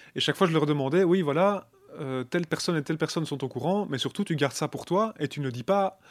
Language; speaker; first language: French; native; French